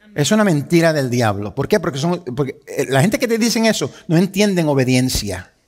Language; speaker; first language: Spanish; early bilingual, heritage; Spanish